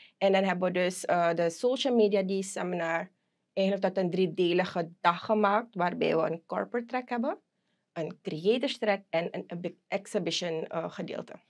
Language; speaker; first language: Dutch; native; Dutch